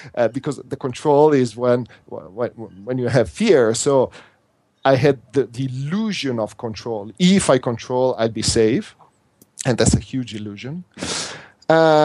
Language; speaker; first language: English; non-native, fluent; Italian